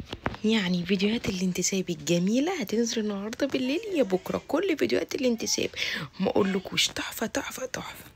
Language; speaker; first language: Arabic; native; Arabic